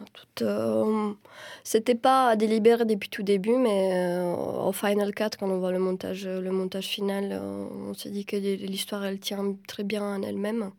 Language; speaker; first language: French; non-native, fluent; Romanian